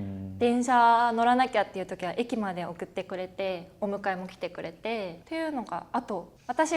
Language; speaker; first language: Japanese; native; Japanese